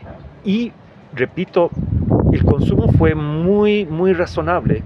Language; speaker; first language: Spanish; native; Spanish